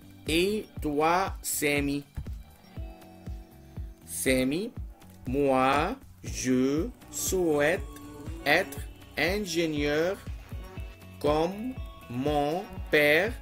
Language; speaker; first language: French; non-native, fluent; Arabic